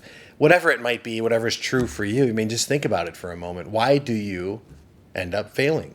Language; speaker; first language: English; native; English